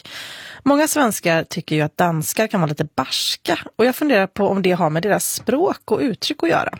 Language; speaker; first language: Swedish; native; Swedish